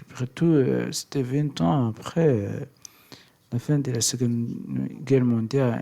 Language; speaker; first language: French; non-native, learner; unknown